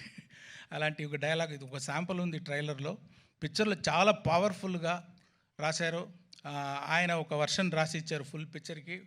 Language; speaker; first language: Telugu; non-native, fluent; Tamil